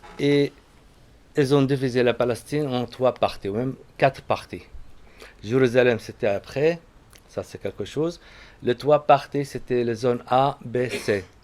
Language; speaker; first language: French; non-native, fluent; Arabic